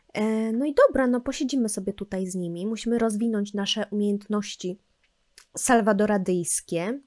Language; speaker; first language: Polish; native; Polish